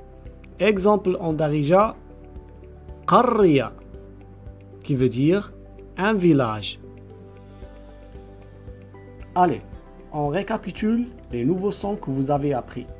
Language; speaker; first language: French; non-native, local second language; Arabic